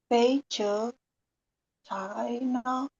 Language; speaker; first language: Chinese; non-native, learner; Indonesian